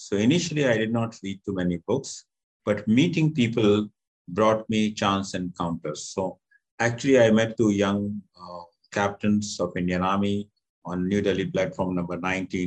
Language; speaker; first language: English; non-native, local second language; Hindi